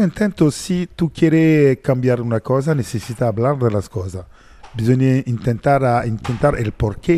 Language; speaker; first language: Spanish; non-native, learner; French